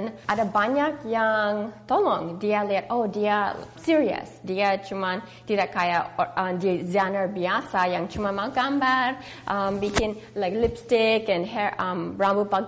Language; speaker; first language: Indonesian; early bilingual, heritage; English